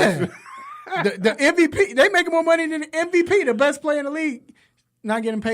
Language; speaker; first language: English; native; English